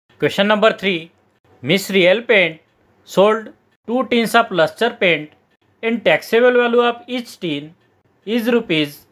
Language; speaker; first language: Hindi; non-native, local second language; Marathi